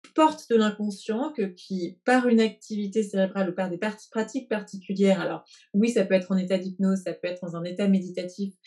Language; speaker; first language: French; native; French